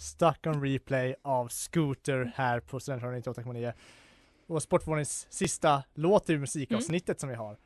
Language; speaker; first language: Swedish; native; Swedish